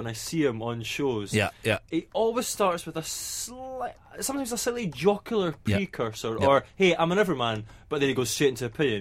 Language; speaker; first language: English; native; English